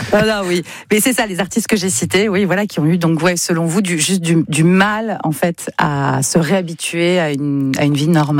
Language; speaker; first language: French; native; French